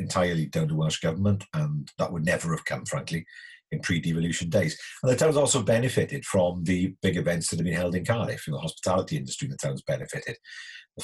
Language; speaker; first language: English; native; English